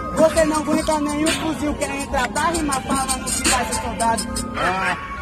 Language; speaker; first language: Portuguese; native; Portuguese